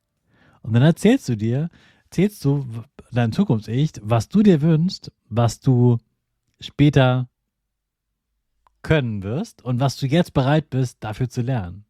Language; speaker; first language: German; native; German